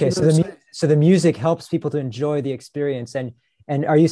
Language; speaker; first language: English; native; English